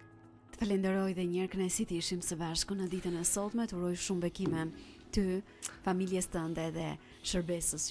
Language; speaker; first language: Albanian; native; Albanian